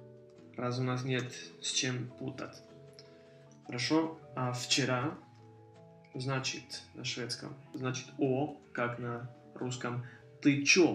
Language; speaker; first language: Russian; early bilingual, heritage; Russian